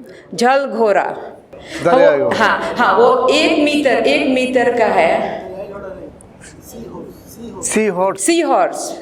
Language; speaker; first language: Hindi; non-native, local second language; Marathi